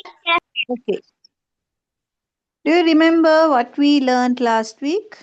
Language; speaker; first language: English; non-native, local second language; Tamil